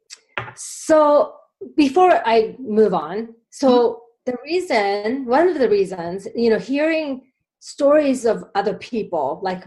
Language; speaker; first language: English; non-native, fluent; Japanese